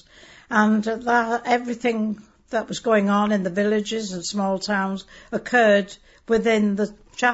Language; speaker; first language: English; non-native, local second language; Welsh